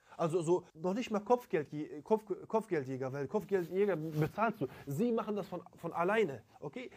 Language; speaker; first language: German; early bilingual, other home language; Turkish